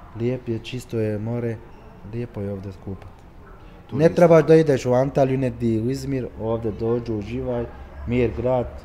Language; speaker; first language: Croatian; early bilingual, heritage; Turkish